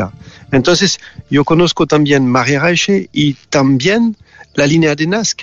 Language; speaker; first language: Spanish; non-native, learner; French